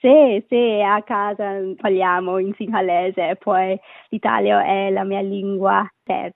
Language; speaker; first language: Italian; non-native, learner; Sinhala